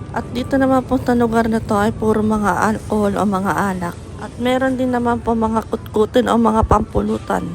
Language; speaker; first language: Filipino; native; Filipino